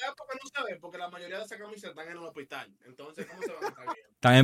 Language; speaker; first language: Spanish; native; Spanish